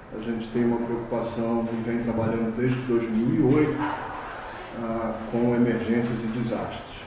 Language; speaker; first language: Portuguese; native; Portuguese